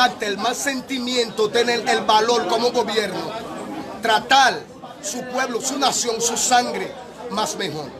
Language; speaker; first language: Spanish; non-native, learner; Haitian Creole